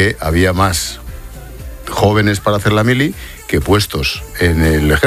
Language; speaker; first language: Spanish; native; Spanish